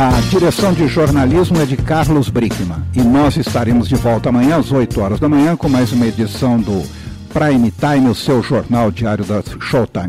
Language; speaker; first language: Portuguese; native; Portuguese